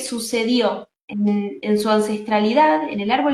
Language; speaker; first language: Spanish; native; Spanish